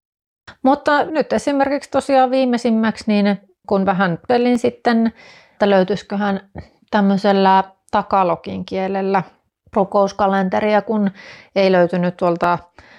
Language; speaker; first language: Finnish; native; Finnish